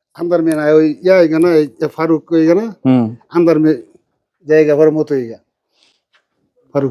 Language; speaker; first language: Hindi; non-native, learner; Bangla